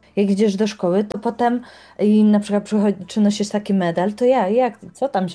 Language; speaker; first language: Polish; native; Polish